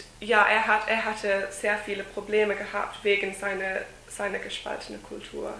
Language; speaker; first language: German; non-native, fluent; English